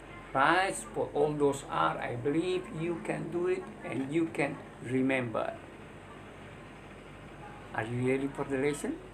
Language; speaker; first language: English; non-native, learner; Indonesian